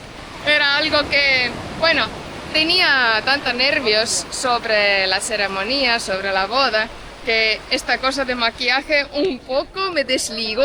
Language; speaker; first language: Spanish; non-native, fluent; Portuguese